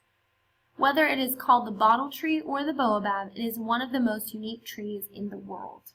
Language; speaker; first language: English; native; English